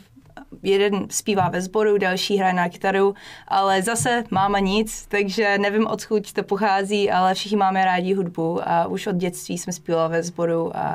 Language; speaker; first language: Czech; non-native, fluent; English